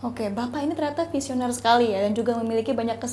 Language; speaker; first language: Indonesian; native; Indonesian